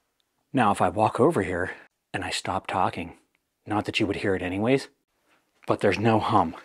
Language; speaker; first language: English; native; English